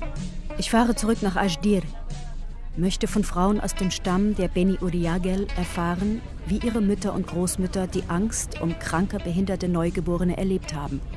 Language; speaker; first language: German; native; German